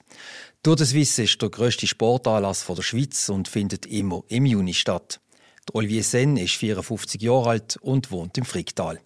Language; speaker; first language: German; native; German